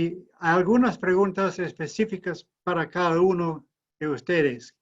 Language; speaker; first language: Spanish; non-native, fluent; English